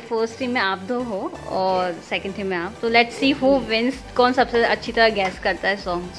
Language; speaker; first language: Hindi; native; Hindi